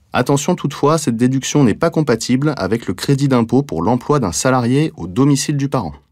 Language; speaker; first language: French; native; French